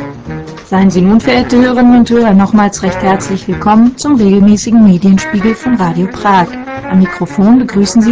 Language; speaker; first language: German; native; German